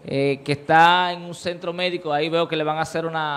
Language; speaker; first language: Spanish; native; Spanish